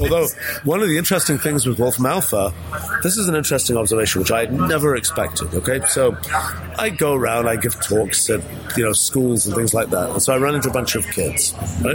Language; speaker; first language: English; native; English